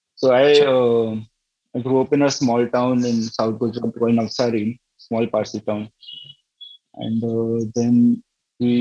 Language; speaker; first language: English; non-native, local second language; Gujarati